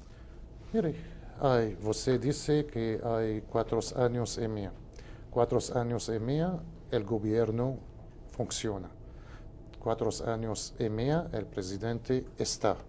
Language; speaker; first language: Portuguese; non-native, fluent; Spanish